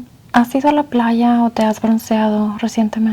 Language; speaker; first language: Spanish; early bilingual, heritage; Spanish